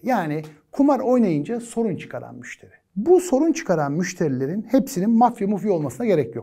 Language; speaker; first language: Turkish; native; Turkish